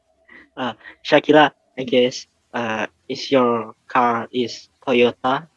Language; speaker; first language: English; non-native, learner; Indonesian